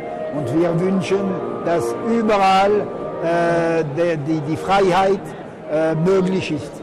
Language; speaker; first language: German; non-native, learner; French